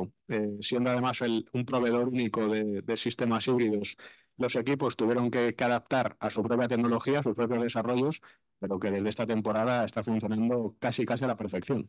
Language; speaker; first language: Spanish; native; Spanish